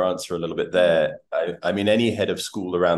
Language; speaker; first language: English; native; English